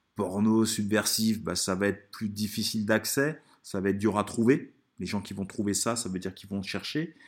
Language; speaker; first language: French; early bilingual, other home language; Italian